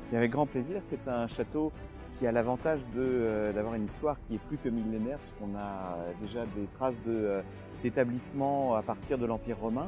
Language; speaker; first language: French; native; French